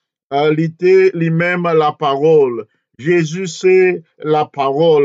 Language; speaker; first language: French; non-native, local second language; Haitian Creole